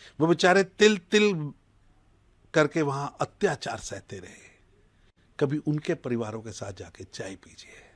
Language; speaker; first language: Hindi; non-native, local second language; Punjabi